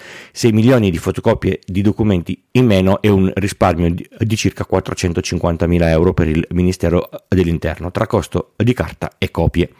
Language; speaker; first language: Italian; native; Italian